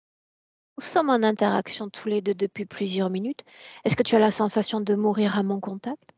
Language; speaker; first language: French; native; French